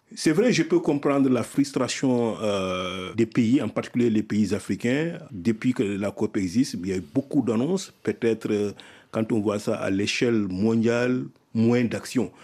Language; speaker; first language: French; non-native, local second language; Soninke